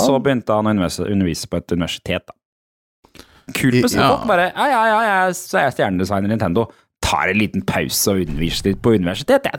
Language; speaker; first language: Norwegian; native; Norwegian